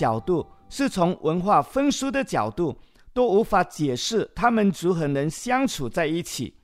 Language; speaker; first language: Chinese; native; Chinese